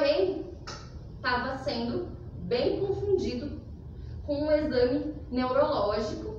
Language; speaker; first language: Portuguese; native; Portuguese